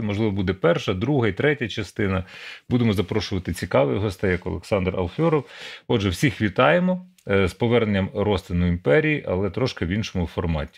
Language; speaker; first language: Ukrainian; native; Ukrainian